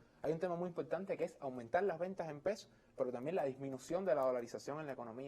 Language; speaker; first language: Spanish; native; Spanish